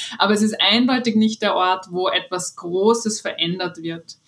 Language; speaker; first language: German; native; German